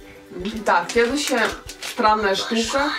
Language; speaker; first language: Russian; native; Russian